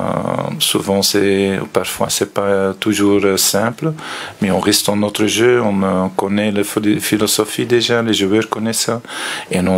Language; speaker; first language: French; non-native, fluent; Dutch